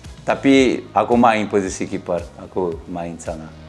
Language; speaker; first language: Indonesian; non-native, learner; Portuguese